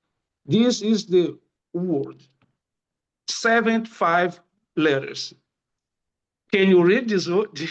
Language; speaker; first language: English; non-native, fluent; Portuguese